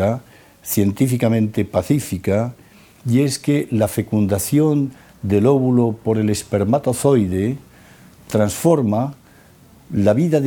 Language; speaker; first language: Spanish; native; Spanish